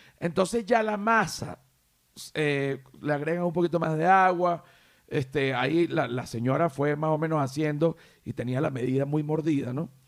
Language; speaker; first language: Spanish; native; Spanish